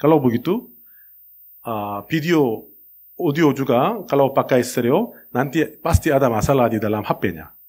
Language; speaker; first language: Indonesian; non-native, learner; Korean